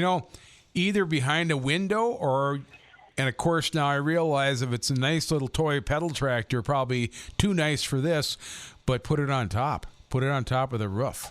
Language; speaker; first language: English; native; English